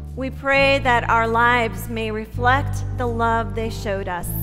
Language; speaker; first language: English; native; English